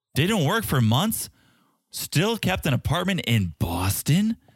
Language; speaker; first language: English; native; English